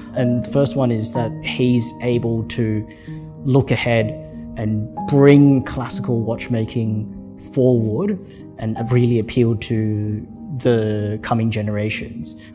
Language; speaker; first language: English; native; English